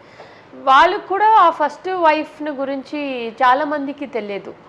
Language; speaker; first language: Telugu; non-native, local second language; Tamil